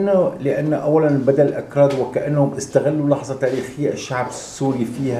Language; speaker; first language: Arabic; native; Arabic